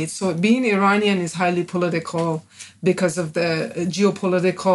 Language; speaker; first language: English; non-native, fluent; Persian